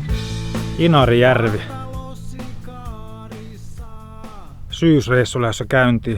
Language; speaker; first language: Finnish; native; Finnish